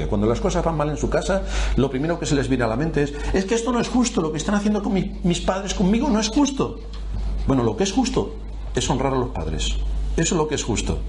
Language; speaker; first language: Spanish; native; Spanish